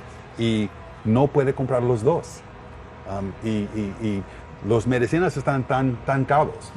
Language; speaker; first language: Spanish; non-native, learner; English